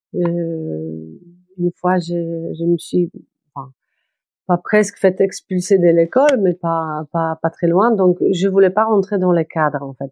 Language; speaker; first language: French; non-native, fluent; Polish